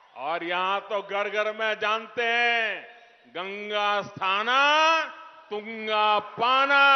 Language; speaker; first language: Hindi; non-native, local second language; Gujarati